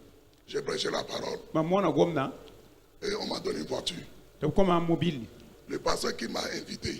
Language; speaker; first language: French; non-native, local second language; Fon